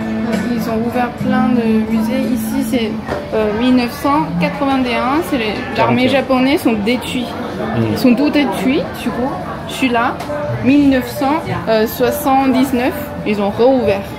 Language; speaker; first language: French; non-native, fluent; Chinese